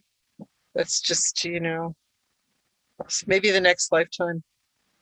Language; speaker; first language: English; early bilingual, other home language; Hungarian